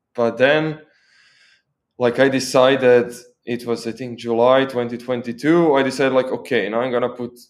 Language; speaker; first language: English; non-native, fluent; Croatian